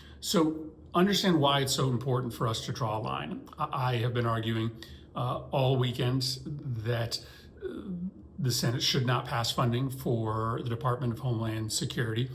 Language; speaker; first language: English; native; English